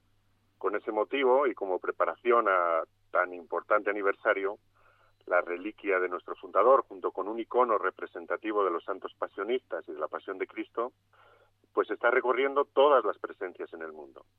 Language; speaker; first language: Spanish; native; Spanish